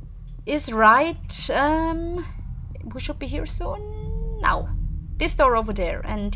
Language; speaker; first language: English; non-native, fluent; German